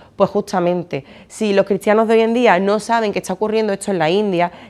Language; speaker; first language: Spanish; native; Spanish